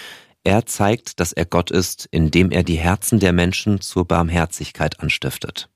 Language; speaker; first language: German; native; German